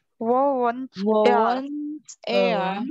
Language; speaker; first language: German; non-native, learner; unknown